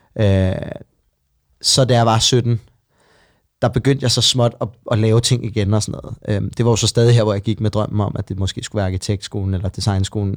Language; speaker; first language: Danish; native; Danish